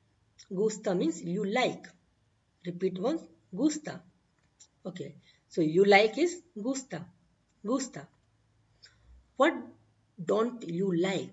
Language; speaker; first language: Spanish; non-native, learner; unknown